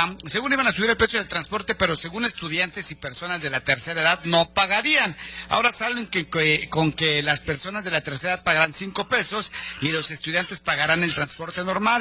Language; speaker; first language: Spanish; native; Spanish